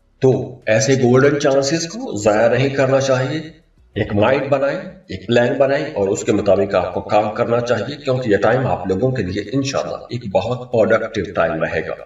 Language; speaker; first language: Urdu; native; Urdu